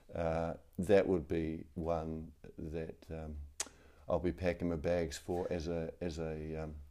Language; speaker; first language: English; native; English